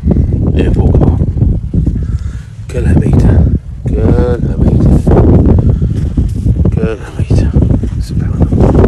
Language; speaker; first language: Arabic; native; Arabic